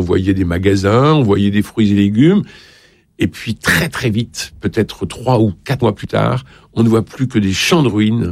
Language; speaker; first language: French; native; French